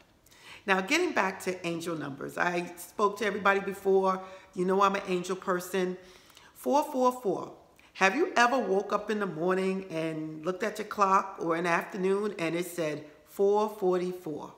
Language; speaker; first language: English; native; English